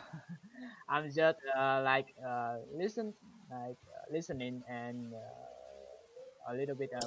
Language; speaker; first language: English; non-native, learner; Vietnamese